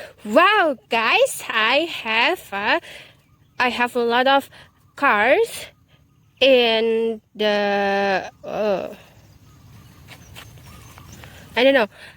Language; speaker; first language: English; non-native, learner; Indonesian